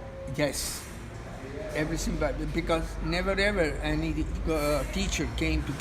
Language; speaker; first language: English; non-native, fluent; Spanish